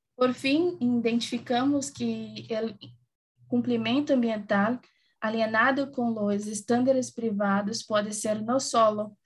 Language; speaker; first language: Spanish; non-native, learner; Portuguese